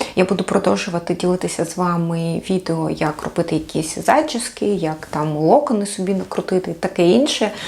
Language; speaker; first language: Ukrainian; non-native, local second language; Russian